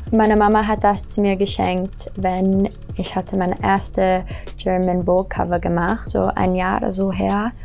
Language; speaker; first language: German; early bilingual, heritage; English